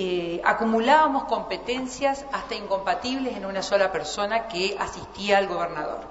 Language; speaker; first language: Spanish; native; Spanish